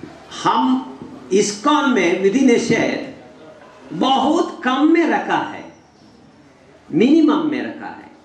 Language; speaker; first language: Hindi; non-native, learner; English